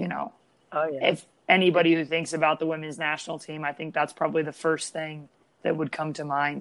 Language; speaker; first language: English; native; English